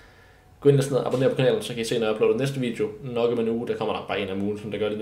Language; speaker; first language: Danish; native; Danish